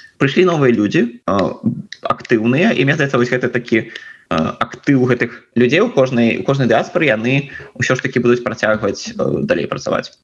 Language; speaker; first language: Belarusian; non-native, local second language; Russian